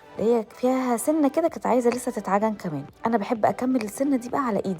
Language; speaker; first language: Arabic; native; Arabic